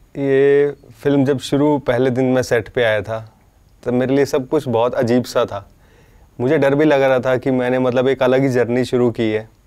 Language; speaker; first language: Hindi; native; Hindi